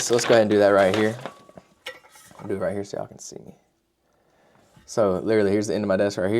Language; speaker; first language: English; native; English